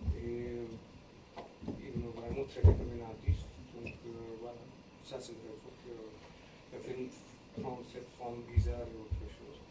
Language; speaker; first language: French; non-native, learner; English